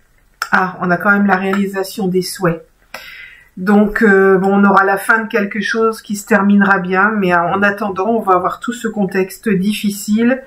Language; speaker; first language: French; native; French